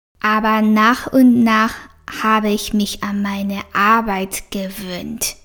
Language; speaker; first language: German; non-native, fluent; Japanese